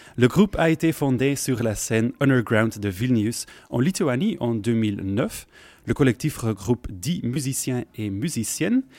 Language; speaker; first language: French; non-native, fluent; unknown